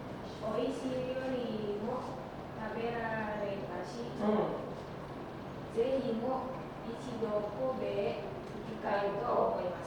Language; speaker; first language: Japanese; non-native, learner; Indonesian